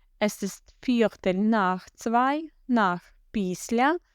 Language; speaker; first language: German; non-native, fluent; Ukrainian